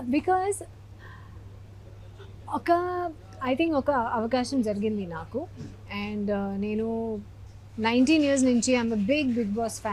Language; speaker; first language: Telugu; non-native, learner; Hindi